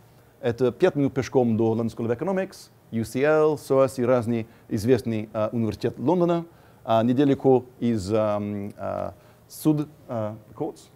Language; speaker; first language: Russian; non-native, fluent; English